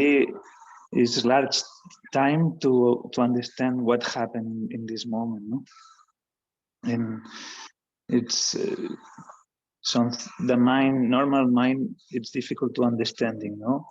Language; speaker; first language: English; non-native, learner; Spanish